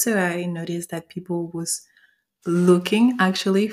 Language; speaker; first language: English; non-native, fluent; French